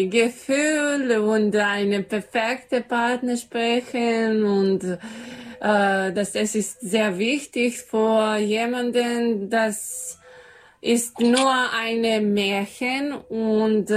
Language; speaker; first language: German; non-native, learner; Serbian